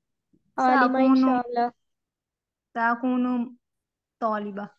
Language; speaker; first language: Arabic; non-native, learner; Urdu